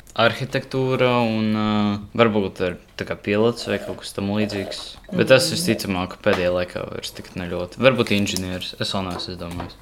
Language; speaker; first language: Latvian; native; Latvian